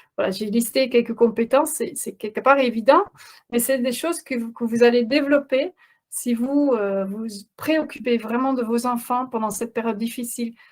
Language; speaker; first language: French; non-native, fluent; Dutch